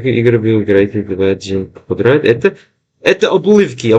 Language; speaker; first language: Russian; non-native, learner; English